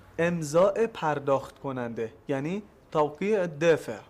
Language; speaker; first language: Persian; native; Persian